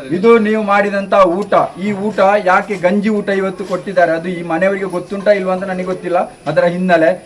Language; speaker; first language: Kannada; non-native, local second language; Tulu